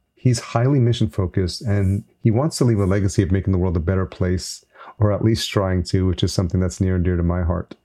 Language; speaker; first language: English; native; English